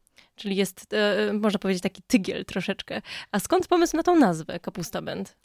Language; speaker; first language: Polish; native; Polish